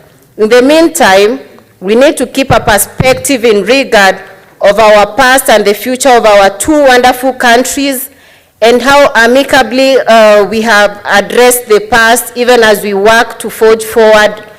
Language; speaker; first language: English; non-native, local second language; Gusii